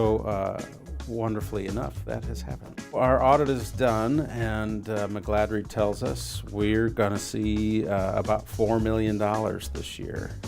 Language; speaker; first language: English; native; English